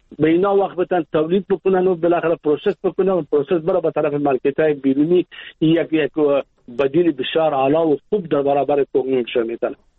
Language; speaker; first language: Persian; native; Persian